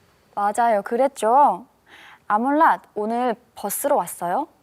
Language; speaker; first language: Korean; native; Korean